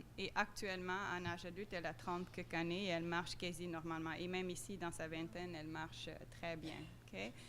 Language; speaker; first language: French; non-native, fluent; Dutch